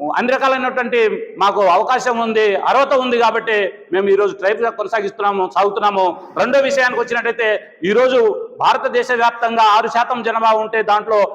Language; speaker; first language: Telugu; non-native, local second language; Lambadi